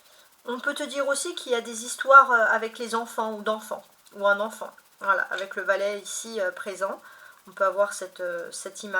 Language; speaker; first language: French; native; French